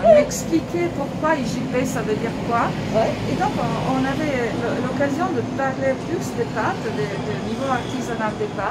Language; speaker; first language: French; non-native, fluent; Italian